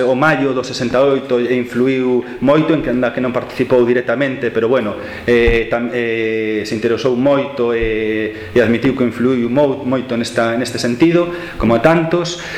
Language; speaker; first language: Galician; non-native, local second language; Spanish